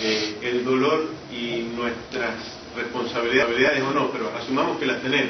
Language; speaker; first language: Spanish; native; Spanish